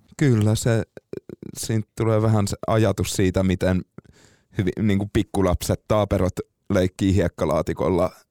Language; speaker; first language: Finnish; native; Finnish